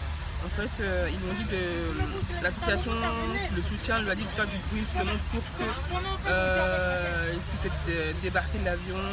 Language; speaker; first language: French; native; French